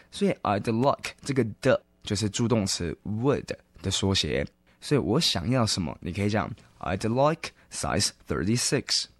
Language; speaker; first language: Chinese; native; Chinese